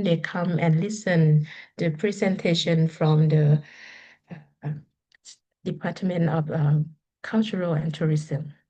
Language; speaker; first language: English; non-native, learner; Lao